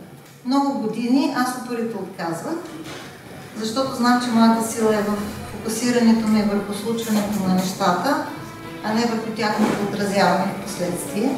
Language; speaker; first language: Bulgarian; native; Bulgarian